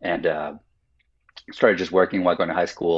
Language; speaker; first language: English; non-native, fluent; Finnish